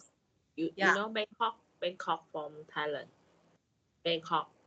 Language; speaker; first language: English; non-native, learner; Thai